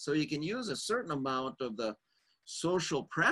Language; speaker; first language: English; native; English